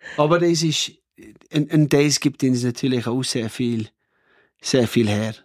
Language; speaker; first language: German; non-native, fluent; English